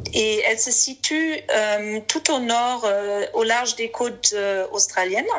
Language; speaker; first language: French; non-native, fluent; German